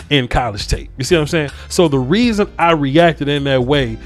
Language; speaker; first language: English; native; English